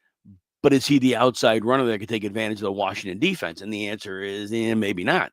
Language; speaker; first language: English; native; English